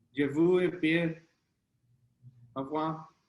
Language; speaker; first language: French; non-native, learner; Spanish